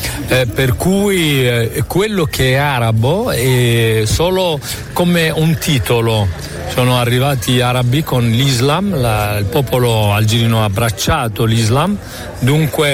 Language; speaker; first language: Italian; non-native, fluent; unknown